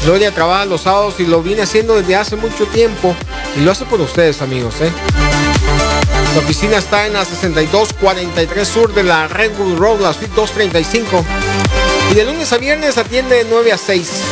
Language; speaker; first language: Spanish; native; Spanish